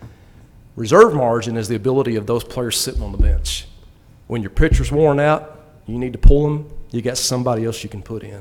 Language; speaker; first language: English; native; English